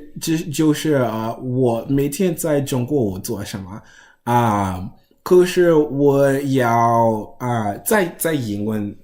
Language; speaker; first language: Chinese; non-native, learner; English